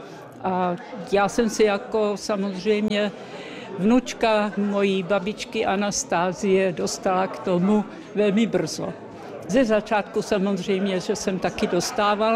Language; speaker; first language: Czech; early bilingual, heritage; Czech